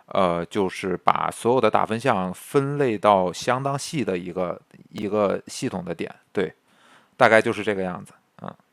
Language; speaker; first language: Chinese; native; Chinese